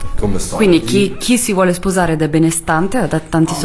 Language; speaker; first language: Italian; native; Italian